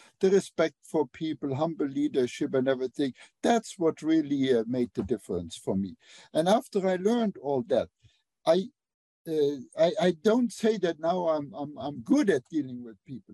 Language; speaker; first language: English; non-native, fluent; Luxembourgish